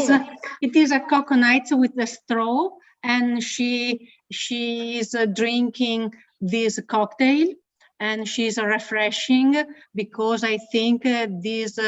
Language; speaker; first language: English; non-native, learner; Italian